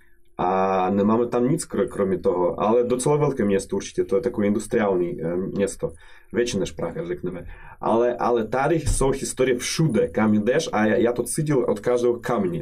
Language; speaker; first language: Czech; non-native, fluent; Russian